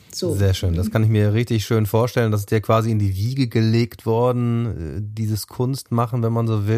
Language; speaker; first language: German; native; German